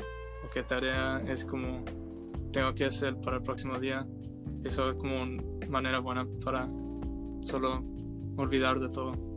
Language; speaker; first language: Spanish; non-native, learner; English